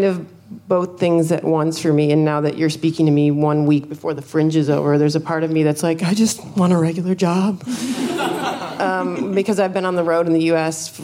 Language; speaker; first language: English; native; English